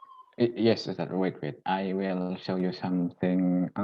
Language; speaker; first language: English; non-native, local second language; Indonesian